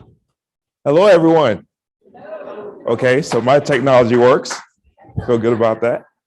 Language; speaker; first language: English; native; English